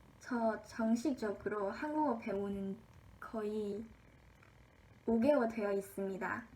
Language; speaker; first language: Korean; non-native, learner; Chinese